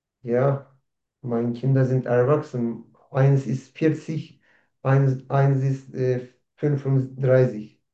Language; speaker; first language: German; non-native, learner; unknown